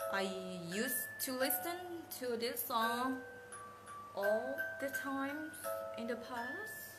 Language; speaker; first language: English; non-native, fluent; Thai